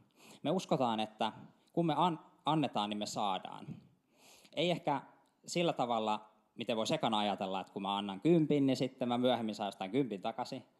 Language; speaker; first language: Finnish; native; Finnish